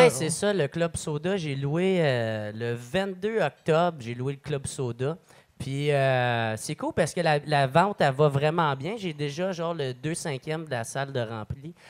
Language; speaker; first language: French; native; French